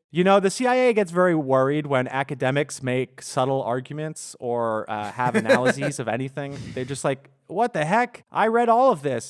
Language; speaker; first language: English; native; English